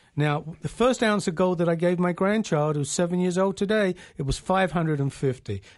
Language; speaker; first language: English; native; English